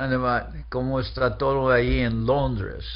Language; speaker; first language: Spanish; non-native, fluent; English